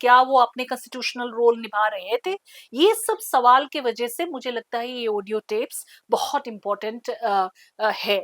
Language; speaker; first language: Hindi; non-native, local second language; Assamese